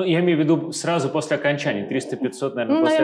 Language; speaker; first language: Russian; native; Russian